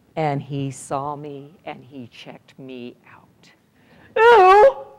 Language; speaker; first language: English; native; English